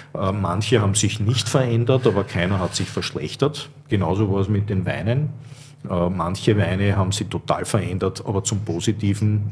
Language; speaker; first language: German; native; German